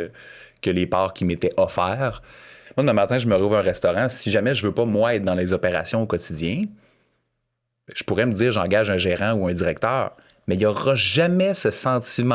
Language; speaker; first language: French; native; French